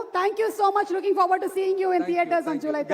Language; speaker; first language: Telugu; native; Telugu